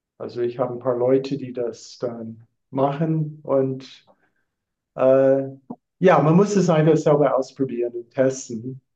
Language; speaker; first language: German; non-native, fluent; English